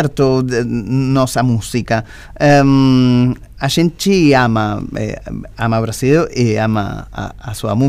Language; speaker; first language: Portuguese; non-native, learner; Spanish